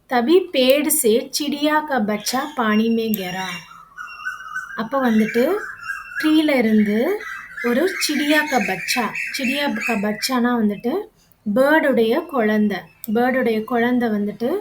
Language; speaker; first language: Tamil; native; Tamil